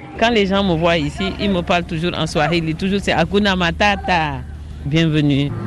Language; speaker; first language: French; non-native, local second language; Wolof